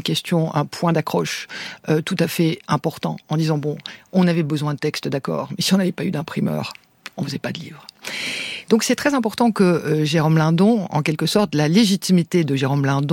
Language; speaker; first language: French; native; French